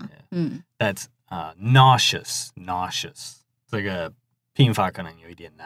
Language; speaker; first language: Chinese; non-native, fluent; English